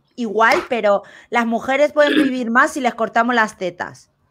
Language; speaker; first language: Spanish; native; Spanish